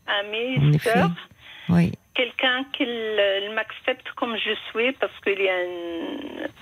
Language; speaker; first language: French; non-native, fluent; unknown